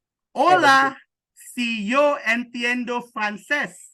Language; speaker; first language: Spanish; non-native, learner; Indonesian